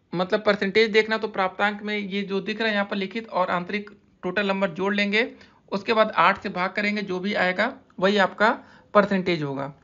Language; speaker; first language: Hindi; native; Hindi